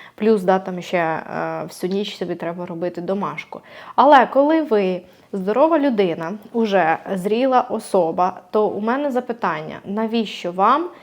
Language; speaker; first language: Ukrainian; native; Ukrainian